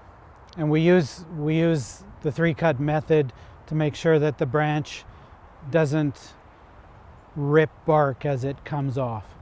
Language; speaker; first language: English; native; English